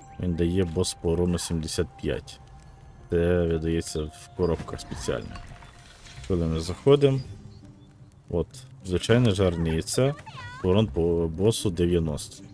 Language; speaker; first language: Ukrainian; native; Ukrainian